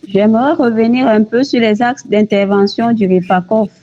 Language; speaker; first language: French; native; French